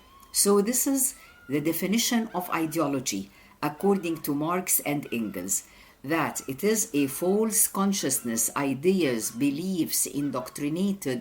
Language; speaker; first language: English; non-native, fluent; Arabic